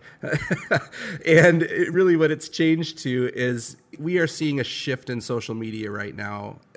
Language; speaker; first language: English; native; English